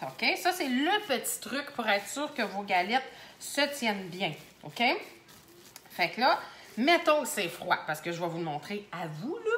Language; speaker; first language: French; native; French